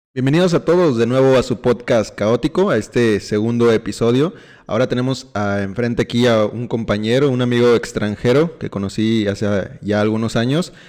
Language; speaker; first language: Spanish; native; Spanish